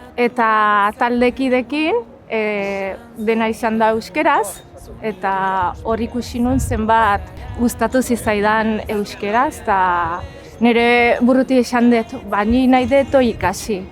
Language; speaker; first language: Basque; non-native, learner; Romanian